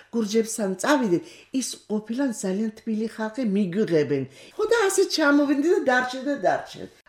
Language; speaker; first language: Georgian; non-native, local second language; Kurdish